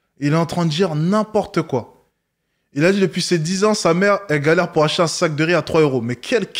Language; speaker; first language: French; native; French